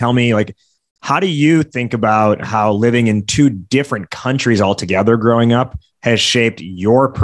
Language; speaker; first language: English; native; English